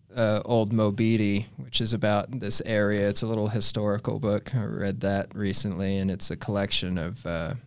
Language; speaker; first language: English; native; English